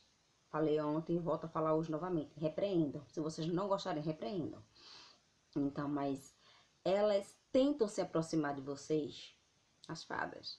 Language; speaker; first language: Portuguese; native; Portuguese